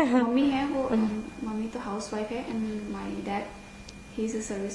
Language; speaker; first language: Hindi; non-native, local second language; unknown